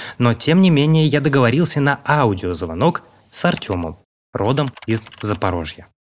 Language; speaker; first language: Russian; native; Russian